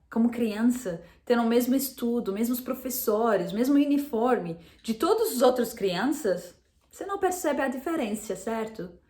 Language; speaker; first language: Portuguese; non-native, fluent; Arabic